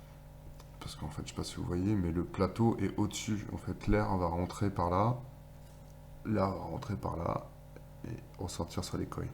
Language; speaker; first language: French; native; French